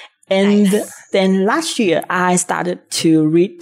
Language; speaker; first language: English; non-native, fluent; Vietnamese